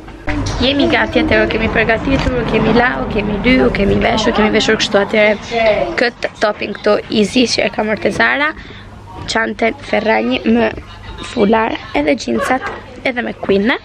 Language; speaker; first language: Albanian; early bilingual, heritage; Albanian